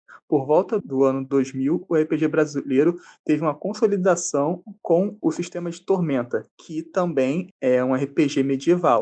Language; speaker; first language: Portuguese; native; Portuguese